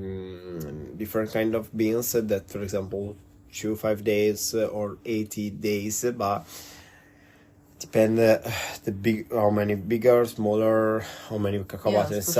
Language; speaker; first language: English; non-native, learner; Italian